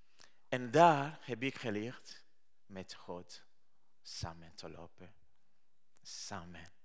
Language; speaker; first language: Dutch; non-native, learner; Rundi